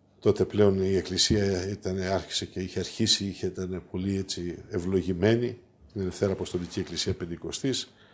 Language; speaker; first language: Greek; native; Greek